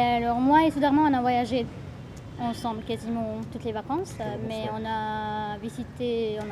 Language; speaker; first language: French; non-native, fluent; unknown